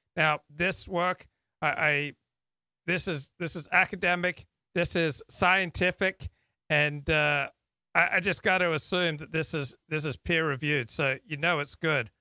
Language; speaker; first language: English; native; English